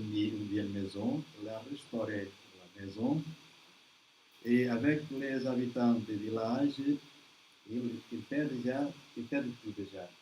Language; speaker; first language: French; non-native, learner; Portuguese